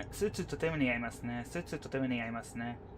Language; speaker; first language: Japanese; non-native, learner; English